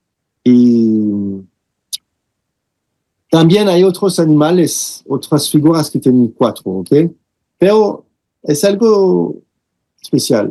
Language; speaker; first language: Spanish; non-native, fluent; French